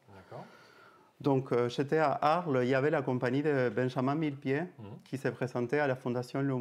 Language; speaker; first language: French; native; French